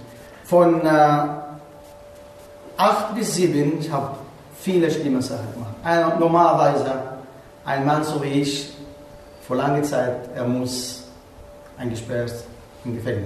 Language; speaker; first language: German; non-native, learner; Arabic